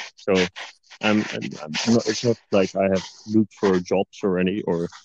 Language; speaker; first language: English; non-native, fluent; Dutch